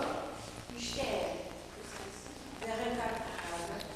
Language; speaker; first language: Portuguese; native; Portuguese